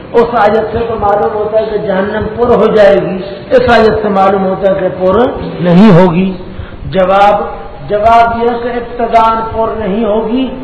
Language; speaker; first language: Urdu; non-native, local second language; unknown